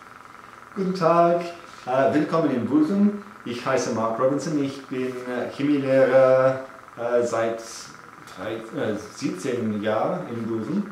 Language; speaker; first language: German; non-native, learner; English